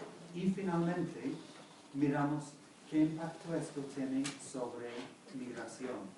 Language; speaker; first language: Spanish; non-native, fluent; English